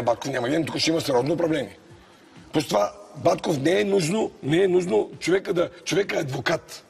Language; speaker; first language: Bulgarian; native; Bulgarian